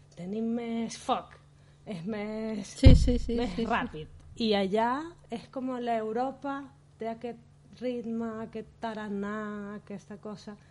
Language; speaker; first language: Catalan; non-native, fluent; Spanish